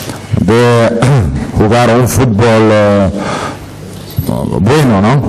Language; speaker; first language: Spanish; non-native, fluent; Italian